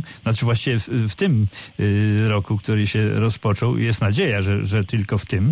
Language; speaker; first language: Polish; native; Polish